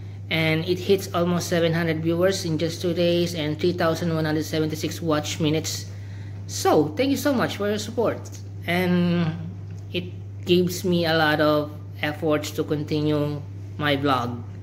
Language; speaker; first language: English; non-native, local second language; Filipino